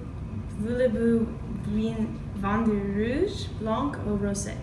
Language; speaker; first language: French; non-native, learner; English